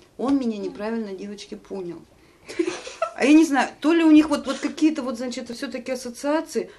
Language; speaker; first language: Russian; native; Russian